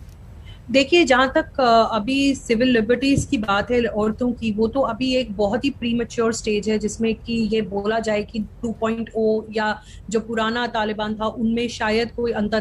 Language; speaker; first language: Hindi; native; Hindi